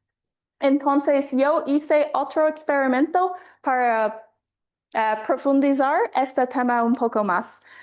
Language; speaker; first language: Spanish; non-native, fluent; English